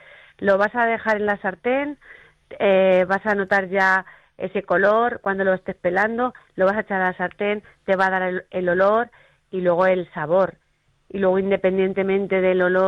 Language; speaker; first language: Spanish; native; Spanish